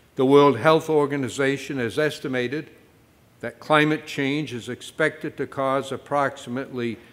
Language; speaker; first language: English; native; English